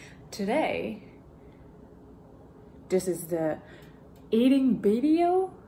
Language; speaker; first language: English; non-native, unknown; Japanese